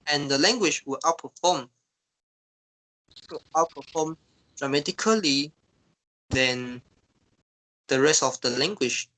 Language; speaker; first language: English; non-native, local second language; Chinese